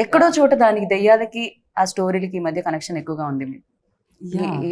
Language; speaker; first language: Telugu; native; Telugu